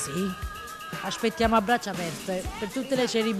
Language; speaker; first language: Italian; native; Italian